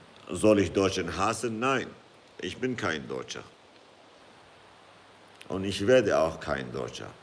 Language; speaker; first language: German; non-native, fluent; Kurdish